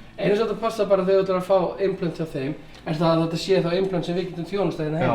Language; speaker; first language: Icelandic; native; Icelandic